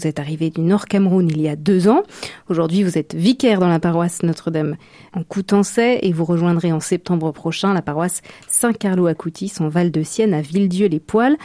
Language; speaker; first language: French; native; French